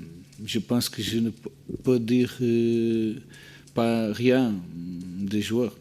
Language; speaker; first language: French; non-native, learner; Portuguese